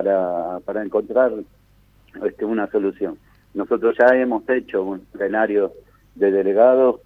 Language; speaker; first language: Spanish; native; Spanish